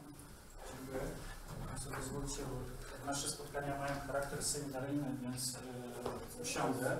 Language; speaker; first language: Polish; native; Polish